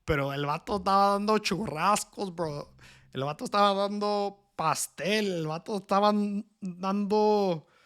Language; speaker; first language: Spanish; early bilingual, heritage; Spanish